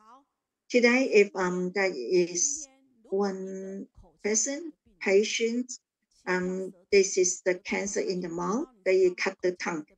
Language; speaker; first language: English; non-native, learner; Chinese